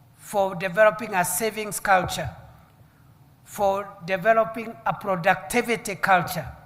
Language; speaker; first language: English; non-native, local second language; Swahili